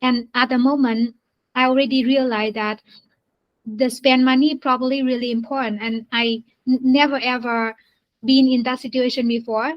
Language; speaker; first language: English; non-native, learner; Vietnamese